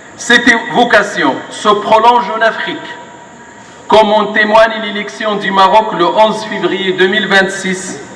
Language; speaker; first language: French; non-native, local second language; Arabic